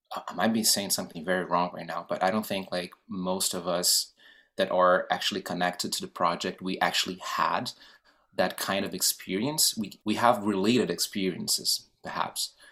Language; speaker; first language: English; non-native, fluent; Portuguese